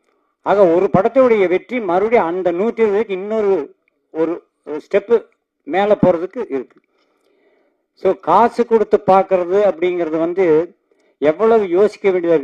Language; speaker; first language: Tamil; native; Tamil